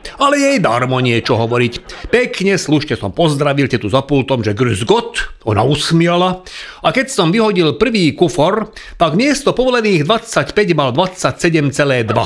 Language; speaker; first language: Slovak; non-native, local second language; Hungarian